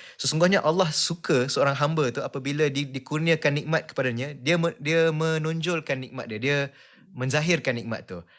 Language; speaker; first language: Malay; native; Malay